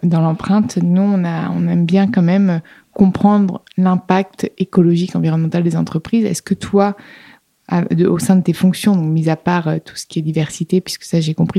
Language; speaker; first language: French; native; French